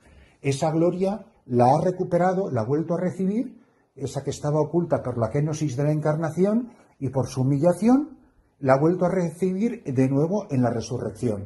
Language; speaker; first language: Spanish; native; Spanish